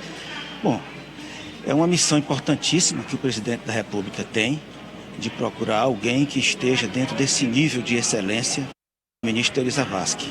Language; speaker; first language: Portuguese; native; Portuguese